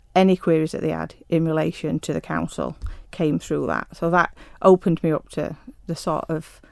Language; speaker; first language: English; native; English